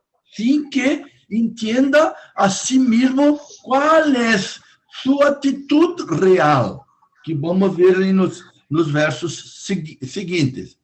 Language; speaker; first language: Spanish; non-native, fluent; Portuguese